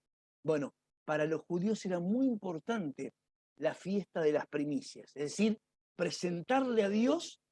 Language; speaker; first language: Spanish; native; Spanish